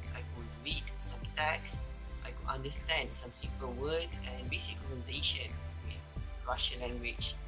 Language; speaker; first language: English; non-native, local second language; Malay